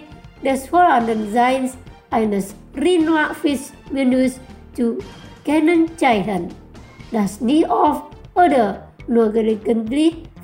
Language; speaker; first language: German; non-native, fluent; Indonesian